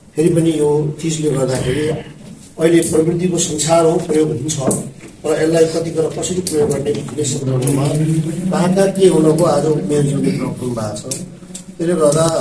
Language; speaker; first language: Nepali; native; Nepali